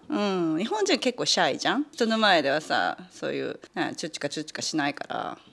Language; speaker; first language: Japanese; early bilingual, heritage; Japanese